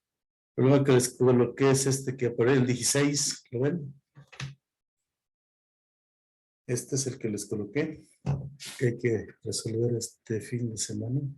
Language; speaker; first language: Spanish; native; Spanish